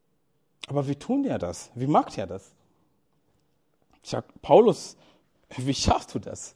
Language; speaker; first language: German; non-native, fluent; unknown